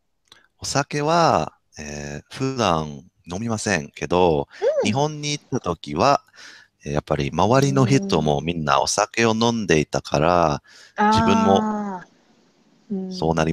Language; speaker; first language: Japanese; non-native, fluent; English